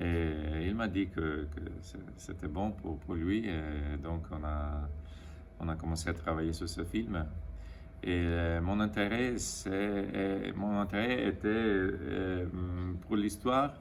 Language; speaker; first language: French; non-native, fluent; Italian